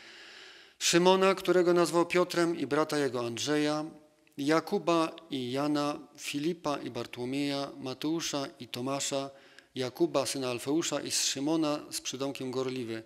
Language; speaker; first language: Polish; native; Polish